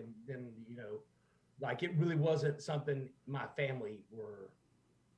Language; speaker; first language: English; native; English